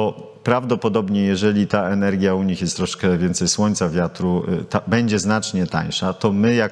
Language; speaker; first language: Polish; native; Polish